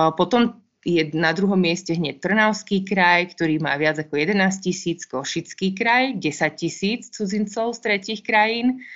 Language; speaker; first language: Slovak; native; Slovak